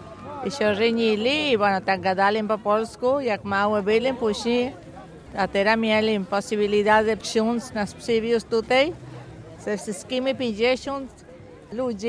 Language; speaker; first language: Polish; early bilingual, heritage; Polish